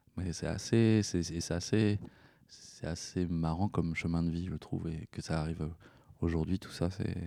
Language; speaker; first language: French; native; French